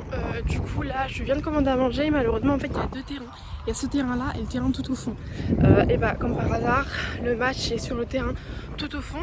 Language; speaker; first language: French; native; French